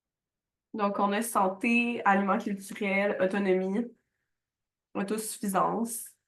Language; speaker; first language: French; native; French